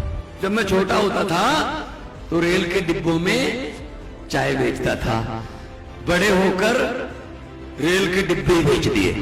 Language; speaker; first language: Hindi; non-native, local second language; Punjabi